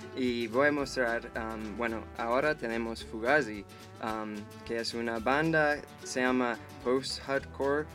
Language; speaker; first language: Spanish; non-native, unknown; English